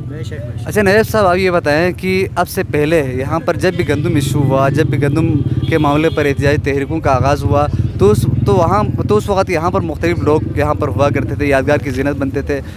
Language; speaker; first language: Urdu; non-native, local second language; Balti